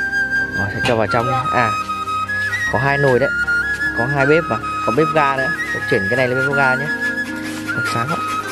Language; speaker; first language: Vietnamese; native; Vietnamese